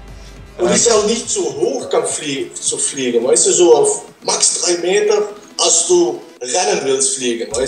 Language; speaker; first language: German; non-native, learner; Dutch